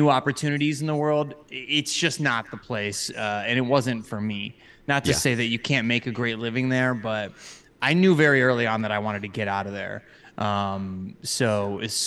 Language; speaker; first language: English; native; English